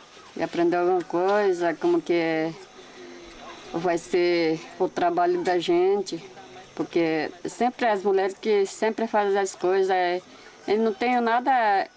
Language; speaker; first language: Portuguese; non-native, local second language; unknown